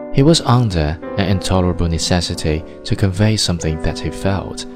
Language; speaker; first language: English; non-native, fluent; Chinese